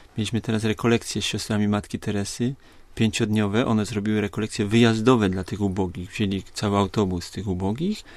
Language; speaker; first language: Polish; native; Polish